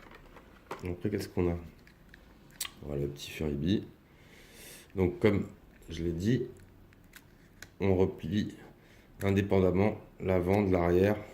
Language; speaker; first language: French; native; French